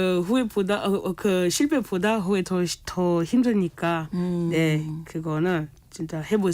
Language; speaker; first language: Korean; non-native, fluent; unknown